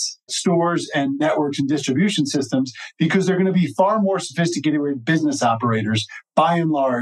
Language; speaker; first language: English; native; English